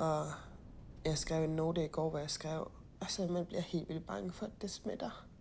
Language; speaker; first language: Danish; native; Danish